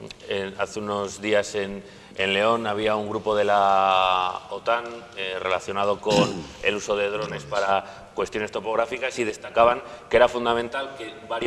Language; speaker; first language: Spanish; native; Spanish